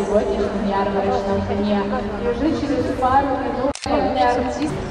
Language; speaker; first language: Russian; native; Russian